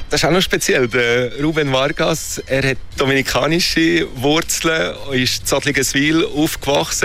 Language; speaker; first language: German; native; German